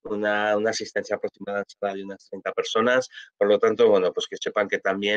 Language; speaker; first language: Spanish; native; Spanish